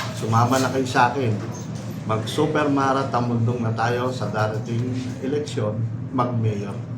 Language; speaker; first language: Filipino; native; Filipino